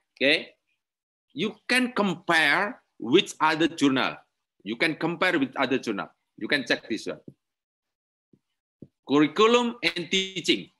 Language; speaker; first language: English; non-native, learner; Indonesian